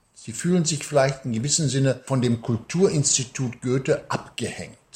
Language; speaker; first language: German; native; German